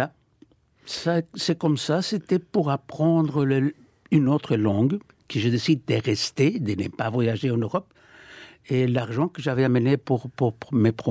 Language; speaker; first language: French; non-native, fluent; Spanish